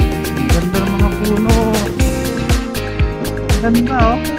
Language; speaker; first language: Filipino; native; Filipino